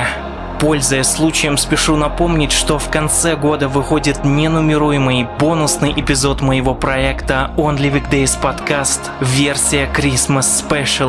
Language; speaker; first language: Russian; native; Russian